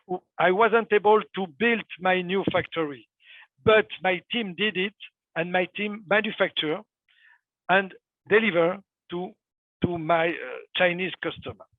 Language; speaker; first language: English; non-native, fluent; French